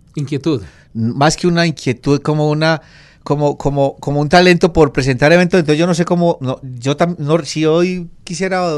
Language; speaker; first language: Spanish; native; Spanish